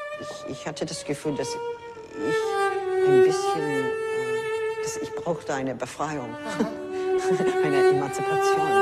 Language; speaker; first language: German; non-native, fluent; English